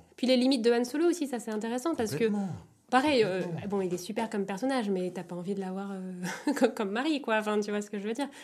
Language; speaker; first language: French; native; French